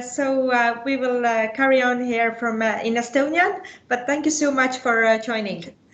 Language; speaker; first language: English; non-native, fluent; Estonian